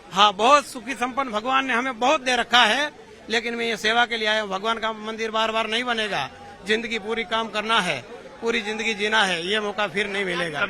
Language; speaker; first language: Hindi; non-native, local second language; Gujarati